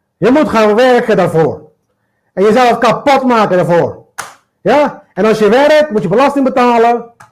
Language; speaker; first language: Dutch; non-native, local second language; Papiamento